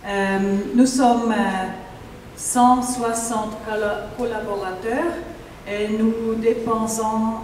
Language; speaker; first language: French; non-native, learner; German